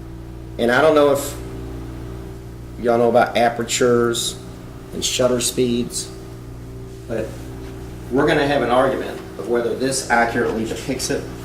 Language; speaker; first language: English; native; English